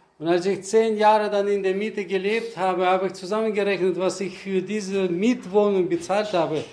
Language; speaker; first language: German; early bilingual, heritage; German